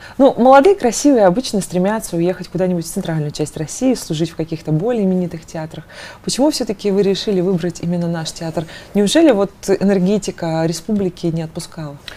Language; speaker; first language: Russian; native; Russian